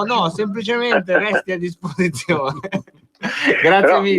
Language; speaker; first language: Italian; native; Italian